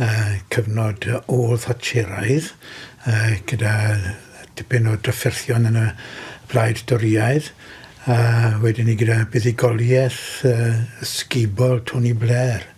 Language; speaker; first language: Welsh; native; Welsh